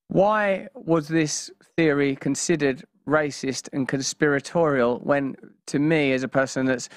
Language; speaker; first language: English; native; English